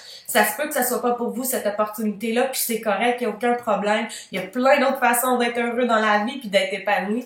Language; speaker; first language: French; native; French